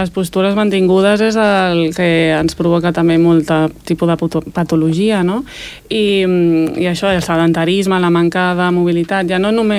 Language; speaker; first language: Catalan; native; Catalan